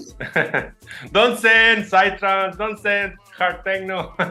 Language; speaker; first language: English; non-native, learner; Spanish